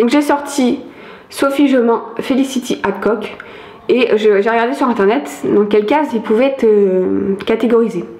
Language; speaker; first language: French; native; French